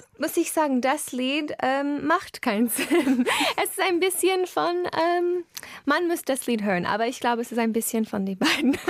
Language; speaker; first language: German; non-native, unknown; English